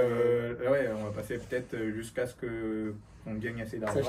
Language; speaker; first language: French; early bilingual, other home language; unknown